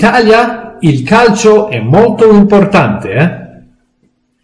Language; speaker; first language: Italian; non-native, fluent; English